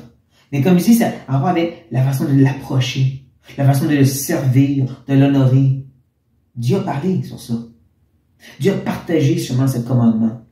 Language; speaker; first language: French; native; French